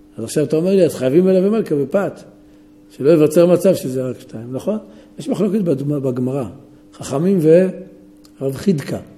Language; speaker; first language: Hebrew; native; Hebrew